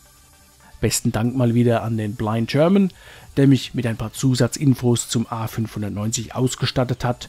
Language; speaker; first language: German; native; German